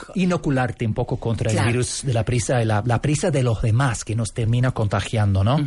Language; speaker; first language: Spanish; non-native, fluent; English